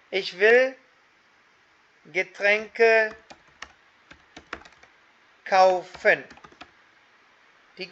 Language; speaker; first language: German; non-native, fluent; Hindi